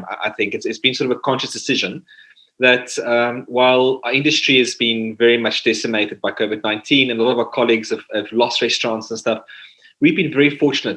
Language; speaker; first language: English; non-native, local second language; Afrikaans